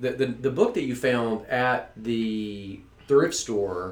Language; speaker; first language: English; native; English